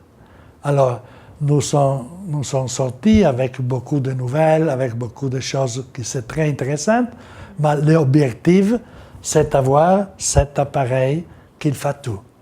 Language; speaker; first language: French; non-native, learner; Italian